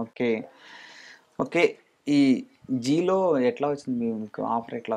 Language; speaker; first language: Telugu; native; Telugu